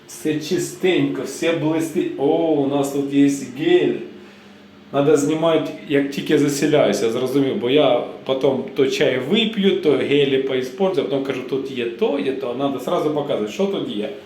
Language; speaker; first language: Ukrainian; non-native, local second language; Russian